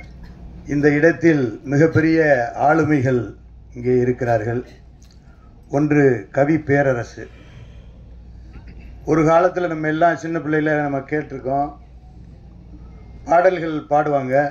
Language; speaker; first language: Tamil; native; Tamil